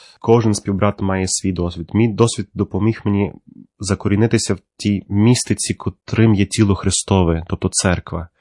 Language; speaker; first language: Ukrainian; early bilingual, heritage; Ukrainian